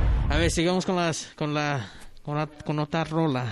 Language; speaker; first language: Spanish; non-native, learner; English